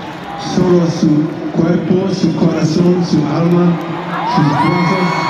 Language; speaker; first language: Spanish; non-native, learner; English